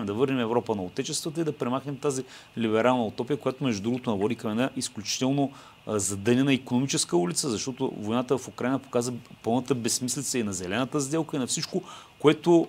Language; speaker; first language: Bulgarian; native; Bulgarian